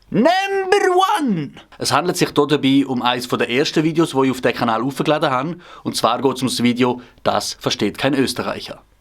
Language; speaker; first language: German; non-native, local second language; Romansh